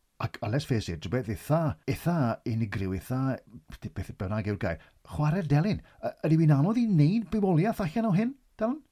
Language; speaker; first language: Welsh; native; Welsh